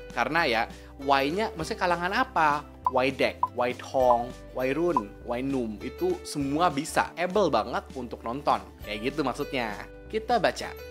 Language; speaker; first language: Indonesian; native; Indonesian